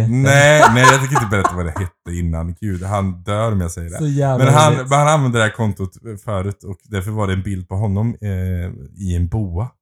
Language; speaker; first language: Swedish; native; Swedish